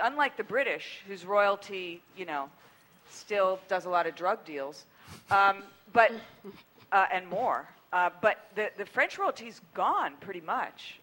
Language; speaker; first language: English; native; English